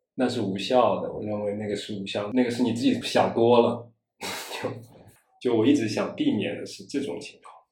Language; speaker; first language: Chinese; non-native, local second language; Wu Chinese